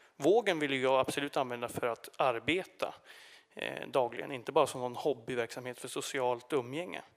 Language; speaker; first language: Swedish; native; Swedish